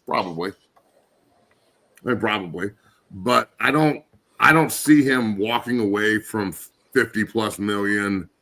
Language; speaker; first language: English; native; English